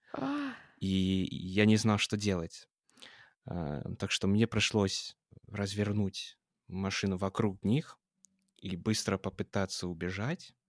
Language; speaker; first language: Russian; non-native, fluent; English